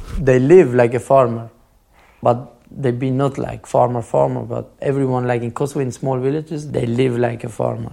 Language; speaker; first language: English; non-native, fluent; Albanian